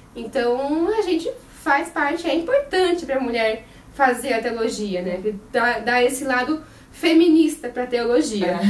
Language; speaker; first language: Portuguese; native; Portuguese